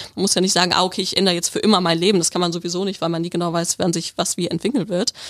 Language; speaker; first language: German; native; German